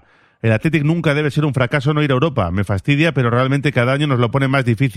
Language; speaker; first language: Spanish; native; Spanish